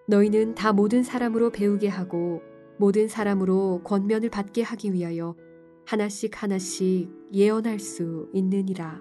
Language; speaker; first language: Korean; native; Korean